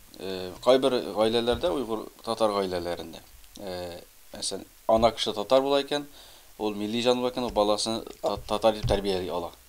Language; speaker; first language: Tatar; early bilingual, heritage; Tatar